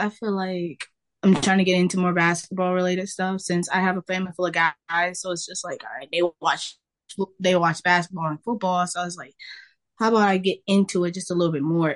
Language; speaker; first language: English; native; English